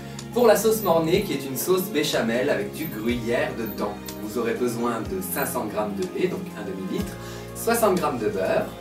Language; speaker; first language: French; native; French